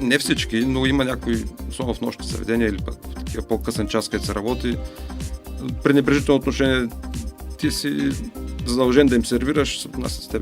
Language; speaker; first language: Bulgarian; native; Bulgarian